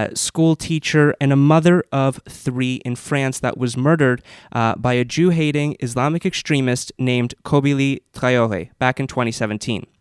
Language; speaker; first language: English; native; English